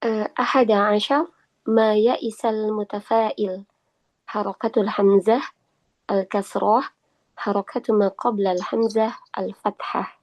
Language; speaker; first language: Arabic; non-native, learner; Indonesian